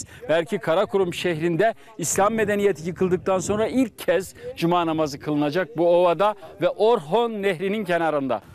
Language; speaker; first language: Turkish; native; Turkish